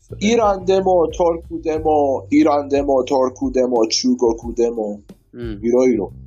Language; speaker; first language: Japanese; non-native, learner; Persian